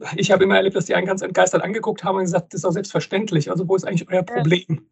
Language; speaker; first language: German; native; German